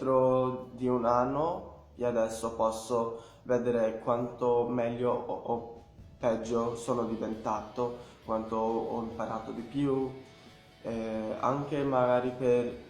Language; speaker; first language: Italian; non-native, learner; Portuguese